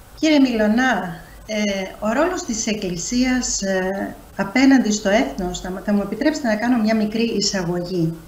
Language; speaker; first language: Greek; early bilingual, heritage; Greek